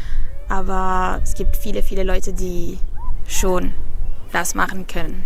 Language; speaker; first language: German; non-native, fluent; Italian